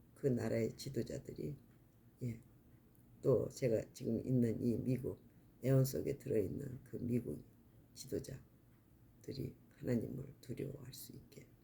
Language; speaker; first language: Korean; native; Korean